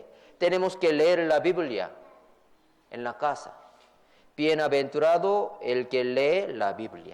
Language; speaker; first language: Spanish; non-native, fluent; Korean